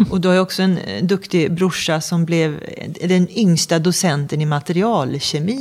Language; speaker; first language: Swedish; native; Swedish